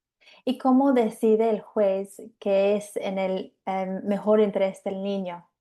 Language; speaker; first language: Spanish; non-native, fluent; English